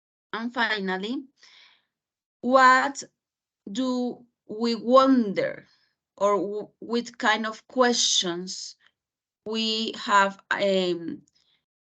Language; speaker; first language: English; non-native, fluent; Spanish